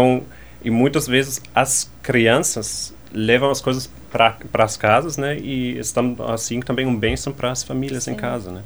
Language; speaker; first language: Portuguese; non-native, fluent; German